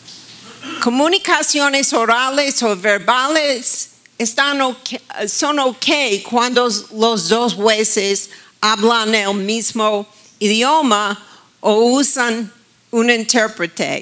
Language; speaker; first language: Spanish; non-native, fluent; English